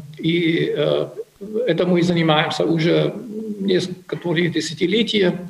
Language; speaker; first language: Russian; non-native, fluent; German